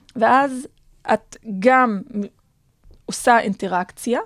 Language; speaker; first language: Hebrew; non-native, fluent; Adyghe